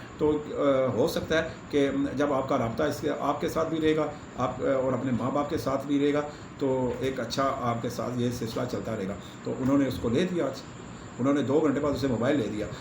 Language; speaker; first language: Urdu; non-native, local second language; Pashto